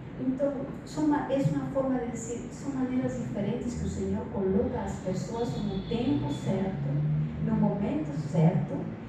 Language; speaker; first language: Portuguese; non-native, fluent; Spanish